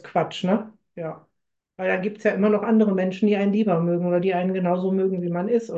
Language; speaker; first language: German; native; German